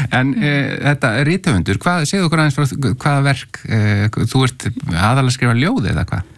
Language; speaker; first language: Icelandic; native; Icelandic